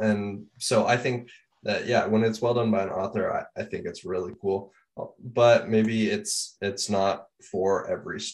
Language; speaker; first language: English; native; English